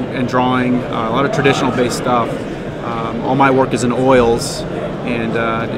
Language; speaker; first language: English; native; English